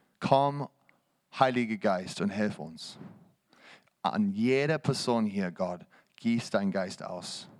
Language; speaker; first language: German; non-native, fluent; English